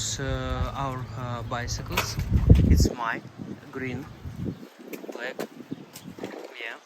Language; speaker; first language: English; non-native, learner; Ukrainian